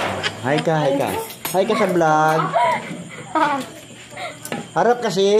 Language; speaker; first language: Filipino; native; Filipino